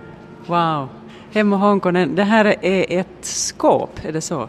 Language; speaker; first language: Swedish; native; Swedish